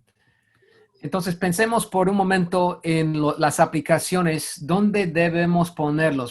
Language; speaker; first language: Spanish; non-native, fluent; English